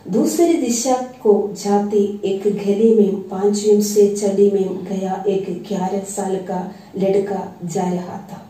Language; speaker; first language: Hindi; non-native, local second language; Malayalam